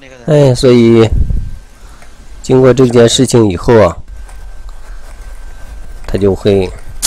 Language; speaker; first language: Chinese; native; Chinese